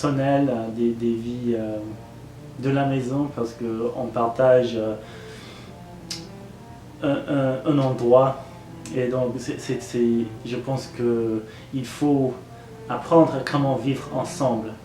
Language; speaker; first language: French; non-native, fluent; English